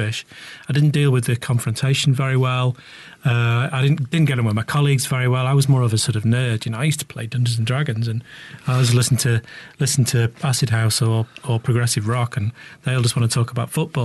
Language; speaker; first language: English; native; English